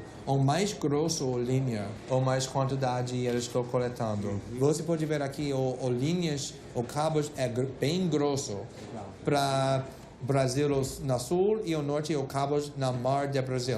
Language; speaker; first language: Portuguese; non-native, fluent; English